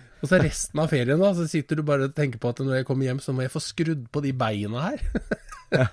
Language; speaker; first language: Norwegian; native; Norwegian